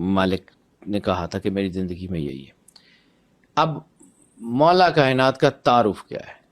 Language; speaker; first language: Urdu; non-native, local second language; Punjabi